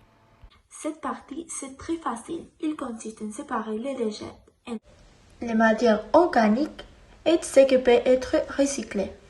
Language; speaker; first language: French; non-native, learner; Spanish